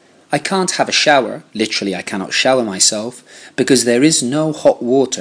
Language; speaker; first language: English; native; English